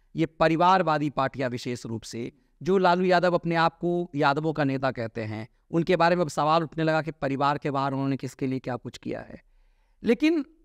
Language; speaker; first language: Hindi; native; Hindi